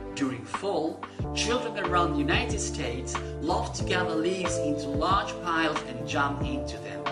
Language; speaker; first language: English; non-native, fluent; Spanish